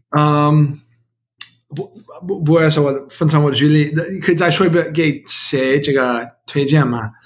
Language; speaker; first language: Chinese; non-native, learner; English